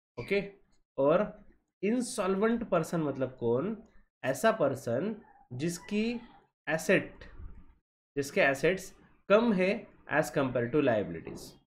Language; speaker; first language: Hindi; non-native, local second language; Marathi